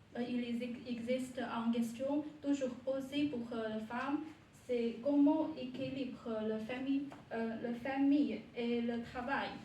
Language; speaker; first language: French; non-native, learner; Chinese